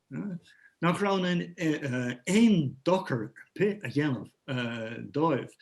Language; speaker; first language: Irish; non-native, local second language; English